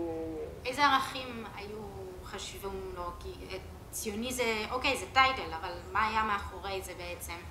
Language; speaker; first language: Hebrew; native; Hebrew